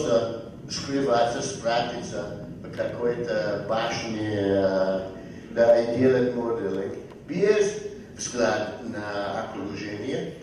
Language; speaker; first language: Russian; non-native, fluent; English